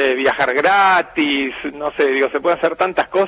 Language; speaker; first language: Spanish; native; Spanish